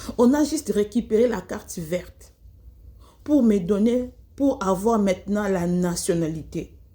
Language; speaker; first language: French; non-native, local second language; Lingala